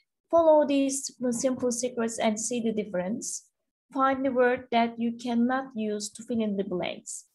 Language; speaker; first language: English; non-native, fluent; Turkish